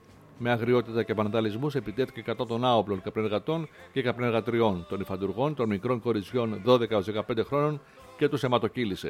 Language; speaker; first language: Greek; native; Greek